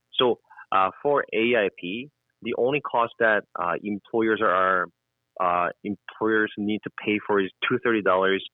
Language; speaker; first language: English; non-native, fluent; Korean